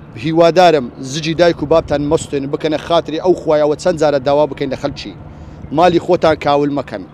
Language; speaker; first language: Central Kurdish; non-native, local second language; Kurdish